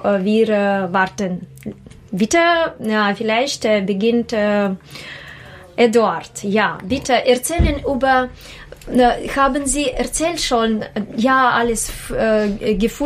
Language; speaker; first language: German; non-native, learner; Russian